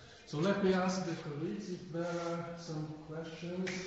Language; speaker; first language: English; non-native, fluent; Hungarian